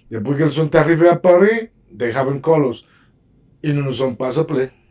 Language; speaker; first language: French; non-native, fluent; Spanish